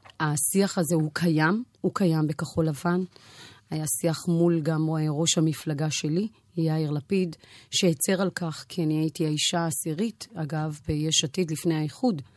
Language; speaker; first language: Hebrew; early bilingual, other home language; Amharic